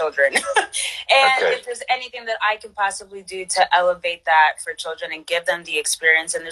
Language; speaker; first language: English; native; English